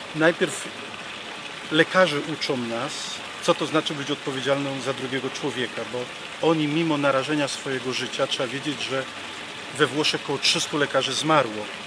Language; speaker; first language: Polish; native; Polish